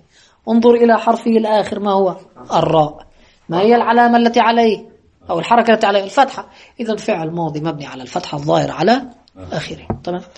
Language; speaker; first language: Arabic; native; Arabic